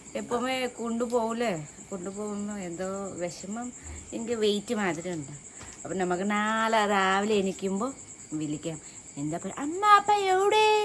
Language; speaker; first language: Malayalam; non-native, learner; Nepali